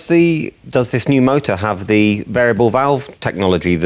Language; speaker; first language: English; native; English